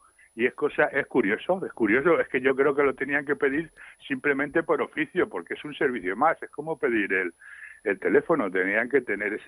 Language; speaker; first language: Spanish; native; Spanish